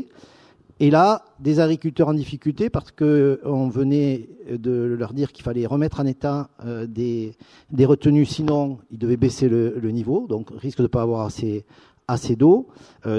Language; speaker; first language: French; native; French